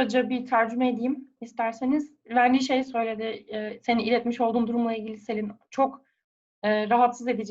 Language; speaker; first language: Turkish; native; Turkish